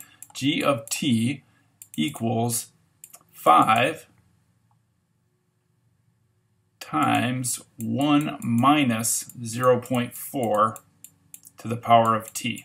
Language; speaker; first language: English; native; English